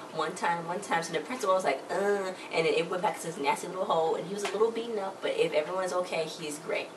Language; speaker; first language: English; native; English